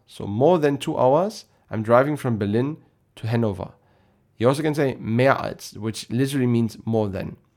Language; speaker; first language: English; non-native, fluent; German